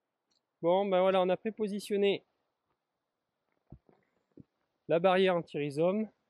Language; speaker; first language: French; native; French